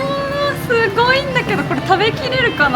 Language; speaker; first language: Japanese; native; Japanese